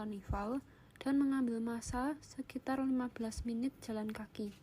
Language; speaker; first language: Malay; non-native, learner; Indonesian